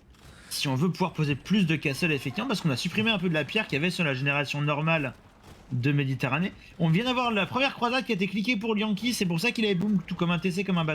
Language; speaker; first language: French; native; French